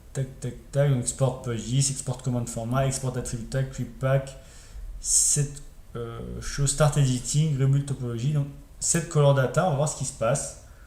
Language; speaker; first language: French; native; French